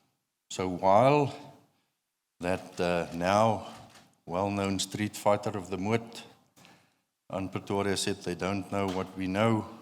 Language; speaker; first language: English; non-native, local second language; Afrikaans